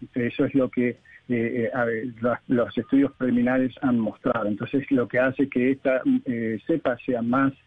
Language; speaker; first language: Spanish; native; Spanish